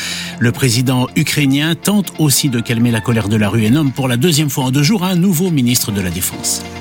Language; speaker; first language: French; native; French